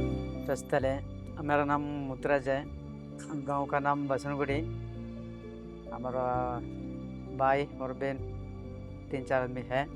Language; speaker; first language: Hindi; non-native, local second language; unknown